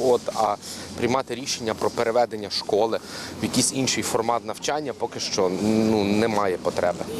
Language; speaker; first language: Ukrainian; native; Ukrainian